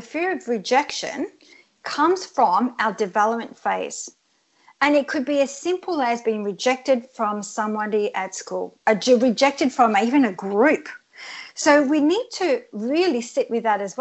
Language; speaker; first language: English; early bilingual, other home language; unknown